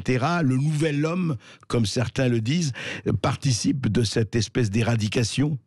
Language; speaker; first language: French; native; French